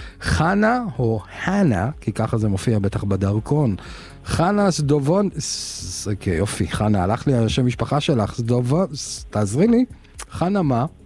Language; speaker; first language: Hebrew; native; Hebrew